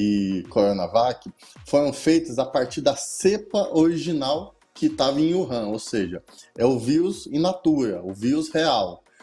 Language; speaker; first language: Portuguese; native; Portuguese